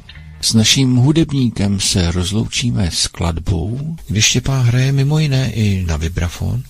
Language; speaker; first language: Czech; native; Czech